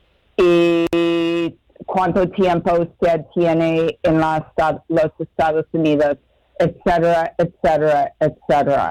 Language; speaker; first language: Spanish; non-native, fluent; English